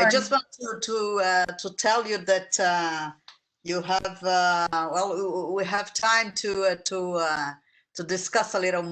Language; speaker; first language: English; non-native, fluent; Portuguese